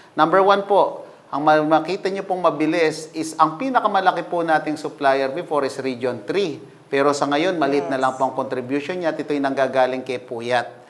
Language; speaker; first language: Filipino; native; Filipino